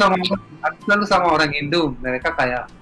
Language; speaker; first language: Indonesian; non-native, fluent; Hebrew